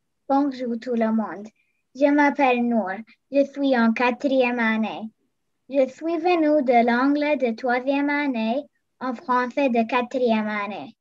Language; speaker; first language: French; non-native, local second language; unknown